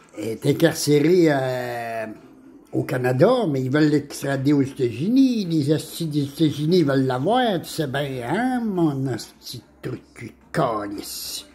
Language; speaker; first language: French; native; French